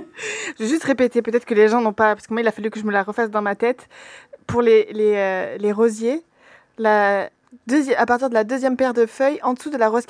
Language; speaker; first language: French; native; French